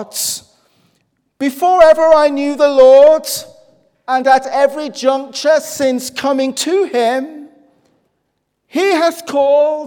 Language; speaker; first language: English; native; English